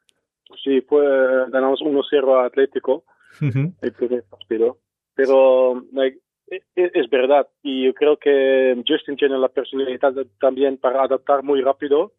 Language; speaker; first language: Spanish; non-native, fluent; Dutch